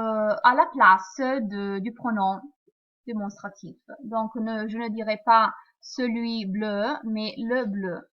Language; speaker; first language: French; non-native, fluent; Italian